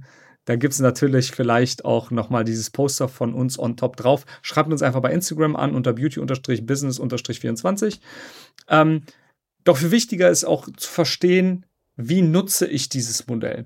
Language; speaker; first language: German; native; German